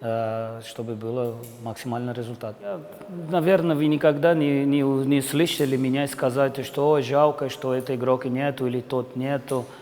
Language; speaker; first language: Russian; non-native, fluent; Portuguese